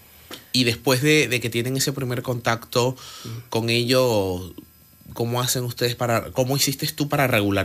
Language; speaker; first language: Spanish; native; Spanish